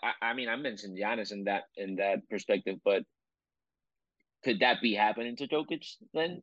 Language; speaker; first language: English; non-native, local second language; Spanish